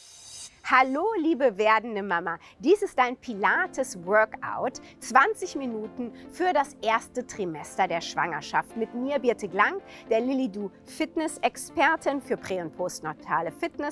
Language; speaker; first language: German; native; German